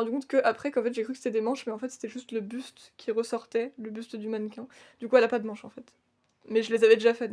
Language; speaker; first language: French; native; French